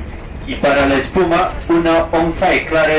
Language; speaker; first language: Spanish; native; Spanish